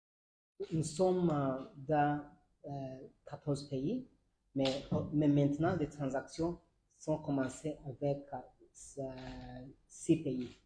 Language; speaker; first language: French; non-native, learner; Arabic